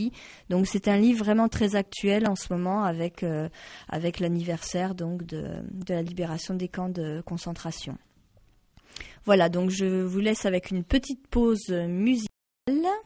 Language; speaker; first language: French; native; French